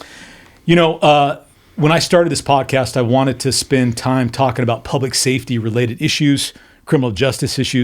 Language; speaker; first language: English; native; English